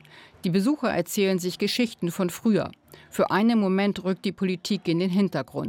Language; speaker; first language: German; native; German